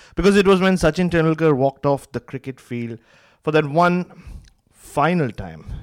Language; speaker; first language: English; non-native, local second language; Tamil